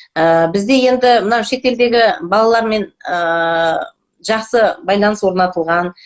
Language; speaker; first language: Kazakh; native; Kazakh